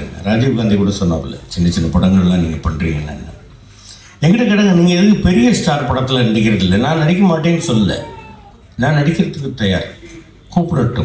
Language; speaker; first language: Tamil; native; Tamil